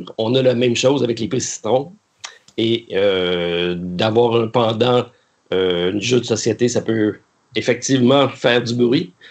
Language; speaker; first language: French; native; French